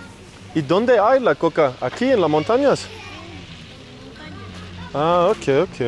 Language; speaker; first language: Spanish; non-native, learner; English